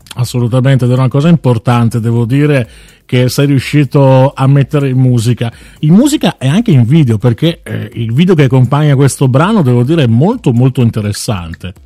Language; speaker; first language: Italian; native; Italian